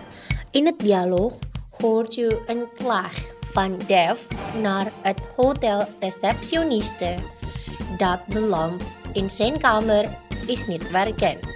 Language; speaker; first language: Dutch; non-native, learner; Indonesian